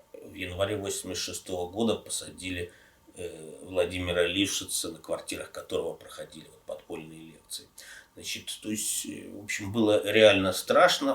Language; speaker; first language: Russian; native; Russian